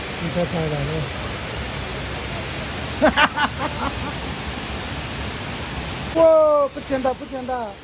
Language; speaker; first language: Chinese; non-native, fluent; Tibetan